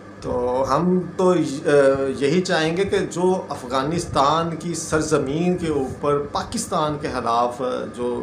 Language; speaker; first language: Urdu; non-native, local second language; Punjabi